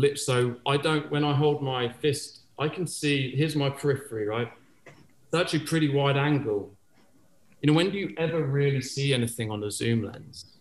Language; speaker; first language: English; native; English